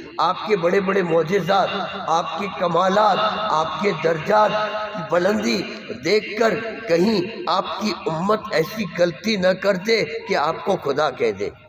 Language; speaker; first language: Urdu; non-native, local second language; Gujarati